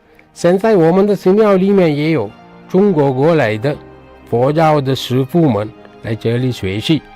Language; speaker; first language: Chinese; non-native, learner; Sinhala